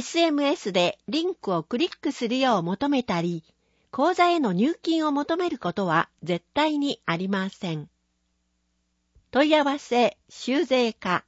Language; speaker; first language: Japanese; native; Japanese